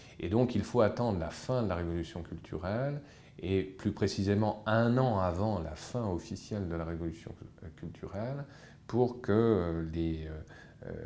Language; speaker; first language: French; native; French